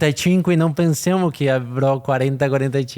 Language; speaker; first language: Italian; non-native, fluent; Portuguese